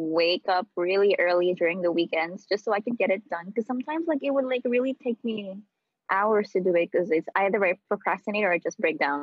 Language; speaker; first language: English; non-native, local second language; Filipino